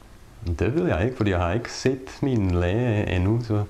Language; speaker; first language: Danish; non-native, fluent; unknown